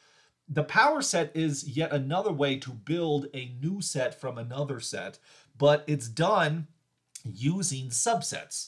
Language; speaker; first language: English; native; English